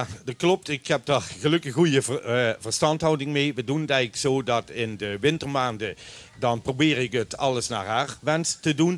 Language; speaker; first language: Dutch; native; Dutch